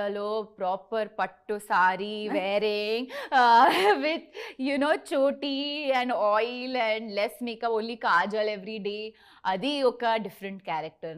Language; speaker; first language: Telugu; non-native, learner; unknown